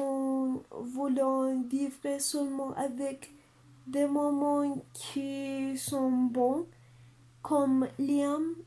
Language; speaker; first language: French; non-native, learner; Spanish